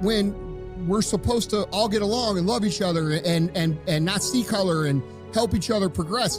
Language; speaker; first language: English; native; English